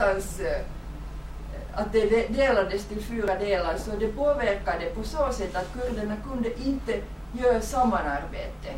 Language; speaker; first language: Swedish; non-native, fluent; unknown